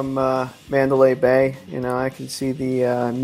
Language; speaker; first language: English; native; English